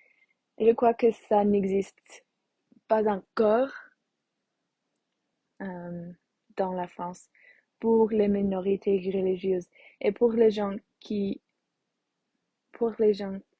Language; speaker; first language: French; non-native, learner; English